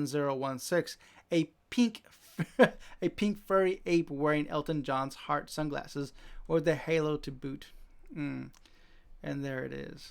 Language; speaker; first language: English; native; English